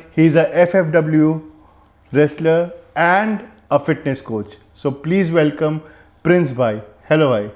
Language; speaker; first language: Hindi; native; Hindi